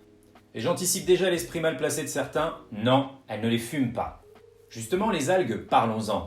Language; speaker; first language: French; native; French